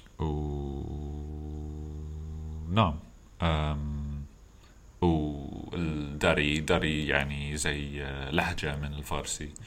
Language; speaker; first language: Arabic; non-native, fluent; English